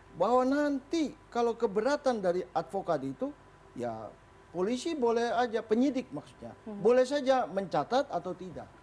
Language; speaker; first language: Indonesian; native; Indonesian